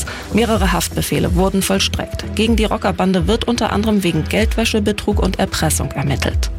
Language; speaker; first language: German; native; German